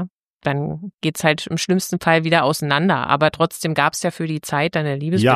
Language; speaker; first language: German; native; German